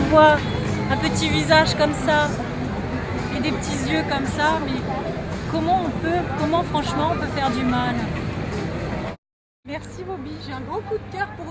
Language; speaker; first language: French; native; French